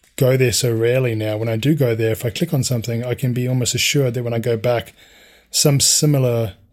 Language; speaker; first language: English; native; English